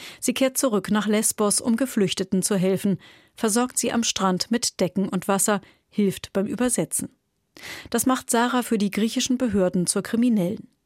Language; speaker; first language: German; native; German